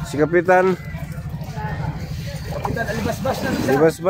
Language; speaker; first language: Filipino; non-native, local second language; Cebuano